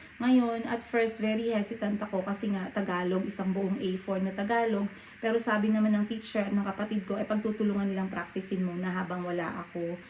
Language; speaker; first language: Filipino; non-native, local second language; Cebuano